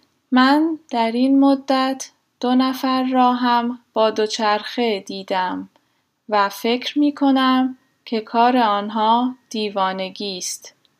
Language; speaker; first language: Persian; non-native, fluent; German